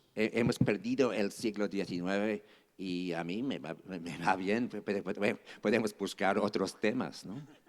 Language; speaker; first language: Spanish; non-native, fluent; English